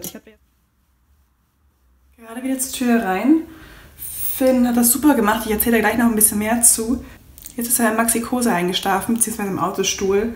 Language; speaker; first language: German; native; German